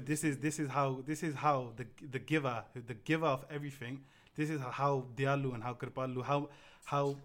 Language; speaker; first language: English; native; English